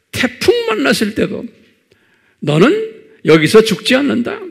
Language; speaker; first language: Korean; native; Korean